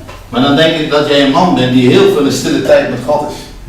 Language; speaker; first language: Dutch; non-native, learner; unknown